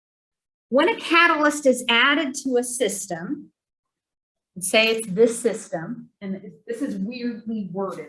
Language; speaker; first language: English; native; English